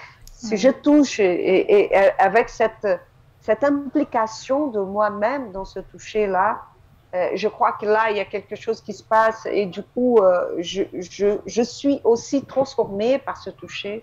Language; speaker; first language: French; non-native, fluent; Portuguese